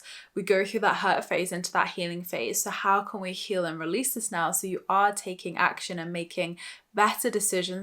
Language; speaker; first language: English; native; English